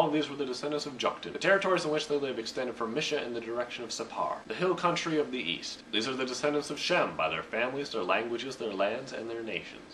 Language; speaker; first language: English; native; English